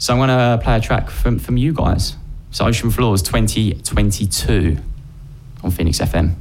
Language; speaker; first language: English; native; English